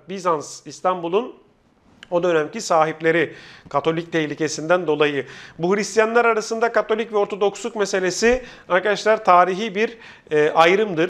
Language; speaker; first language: Turkish; native; Turkish